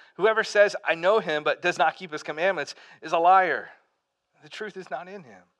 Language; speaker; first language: English; native; English